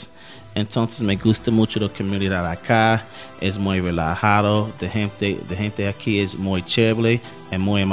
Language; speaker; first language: Spanish; non-native, learner; English